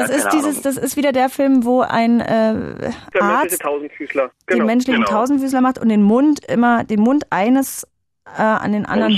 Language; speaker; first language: German; native; German